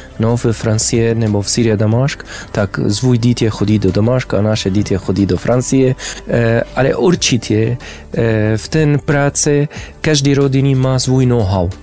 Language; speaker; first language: Czech; non-native, learner; Arabic